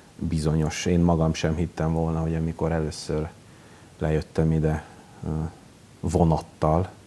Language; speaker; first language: Hungarian; native; Hungarian